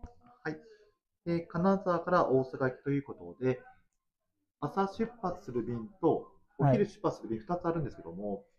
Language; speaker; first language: Japanese; native; Japanese